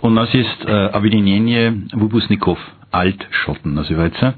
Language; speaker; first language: Russian; non-native, fluent; German